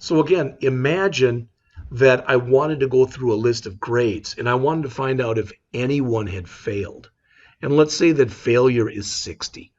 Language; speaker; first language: English; native; English